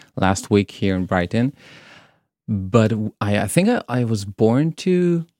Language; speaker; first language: English; non-native, fluent; Hebrew